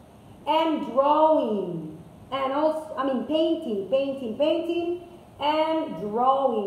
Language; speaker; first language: English; non-native, fluent; Spanish